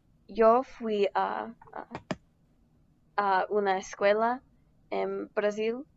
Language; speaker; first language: Spanish; non-native, learner; English